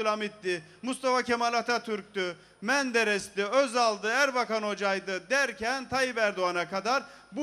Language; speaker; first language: Turkish; native; Turkish